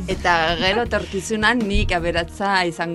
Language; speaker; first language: Basque; non-native, local second language; Spanish